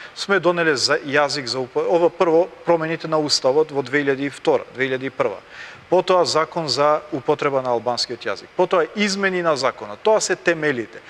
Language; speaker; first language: Macedonian; non-native, local second language; Albanian